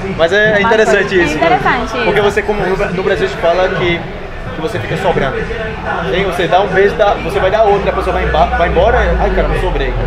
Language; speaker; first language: Portuguese; native; Portuguese